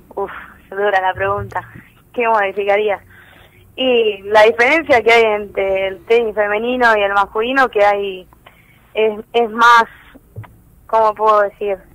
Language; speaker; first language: Spanish; native; Spanish